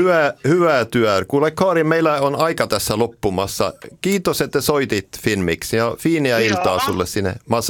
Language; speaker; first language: Finnish; native; Finnish